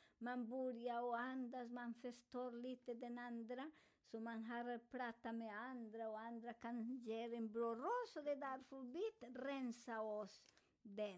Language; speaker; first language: Swedish; non-native, fluent; Spanish